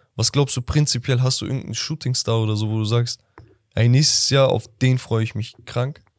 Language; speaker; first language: German; native; German